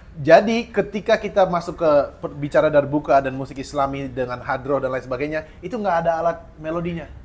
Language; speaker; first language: Indonesian; early bilingual, other home language; English